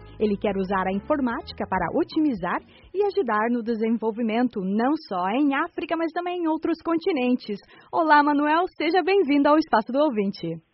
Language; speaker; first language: Portuguese; native; Portuguese